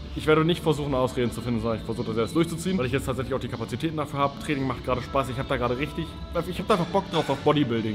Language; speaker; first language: German; native; German